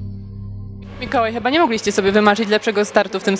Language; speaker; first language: Polish; native; Polish